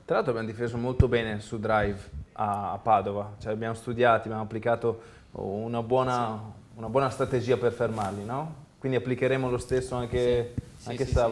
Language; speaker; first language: Italian; native; Italian